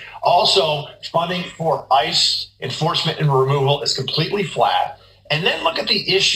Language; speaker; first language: English; native; English